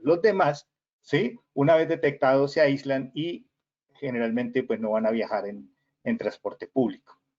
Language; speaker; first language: Spanish; native; Spanish